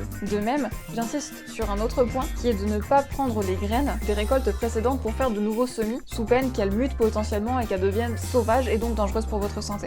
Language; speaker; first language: French; native; French